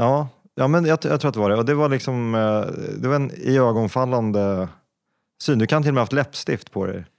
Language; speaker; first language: Swedish; native; Swedish